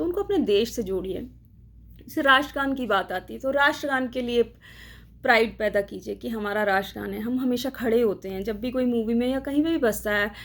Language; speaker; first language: Hindi; native; Hindi